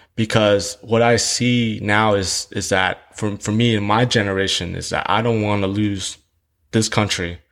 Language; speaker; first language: English; early bilingual, other home language; Vietnamese